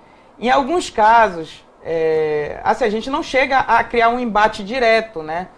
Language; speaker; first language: Portuguese; native; Portuguese